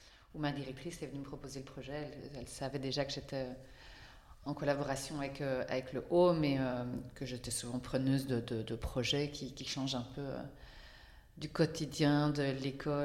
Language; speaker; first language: French; native; French